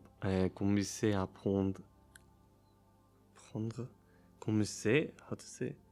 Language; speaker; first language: Portuguese; non-native, learner; German